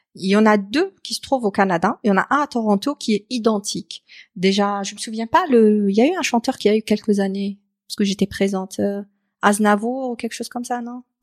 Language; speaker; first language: French; non-native, local second language; Arabic